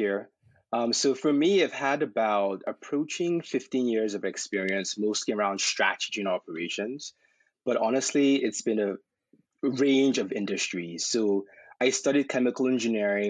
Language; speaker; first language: English; non-native, local second language; Yoruba